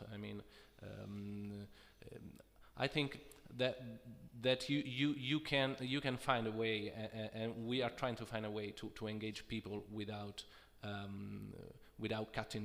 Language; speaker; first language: English; non-native, fluent; Italian